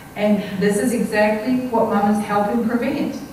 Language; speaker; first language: English; native; English